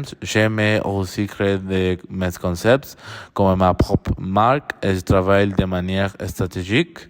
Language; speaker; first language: French; non-native, learner; Spanish